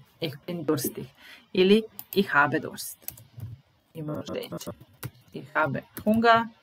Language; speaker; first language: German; non-native, fluent; Serbian